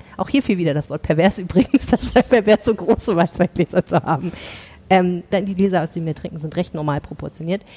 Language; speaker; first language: German; native; German